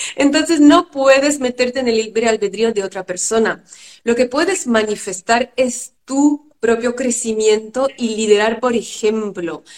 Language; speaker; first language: Spanish; non-native, fluent; French